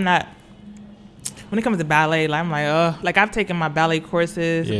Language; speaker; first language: English; native; English